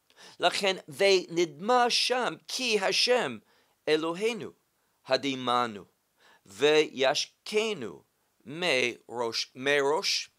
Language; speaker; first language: Hebrew; non-native, fluent; English